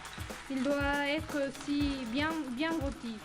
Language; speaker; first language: French; non-native, learner; Spanish